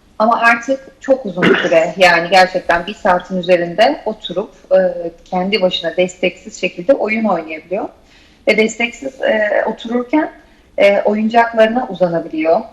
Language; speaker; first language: Turkish; native; Turkish